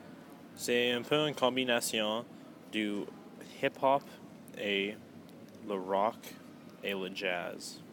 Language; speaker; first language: French; non-native, local second language; English